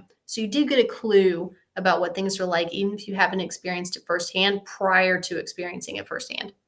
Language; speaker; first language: English; native; English